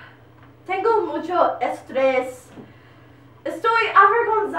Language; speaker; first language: Spanish; non-native, learner; English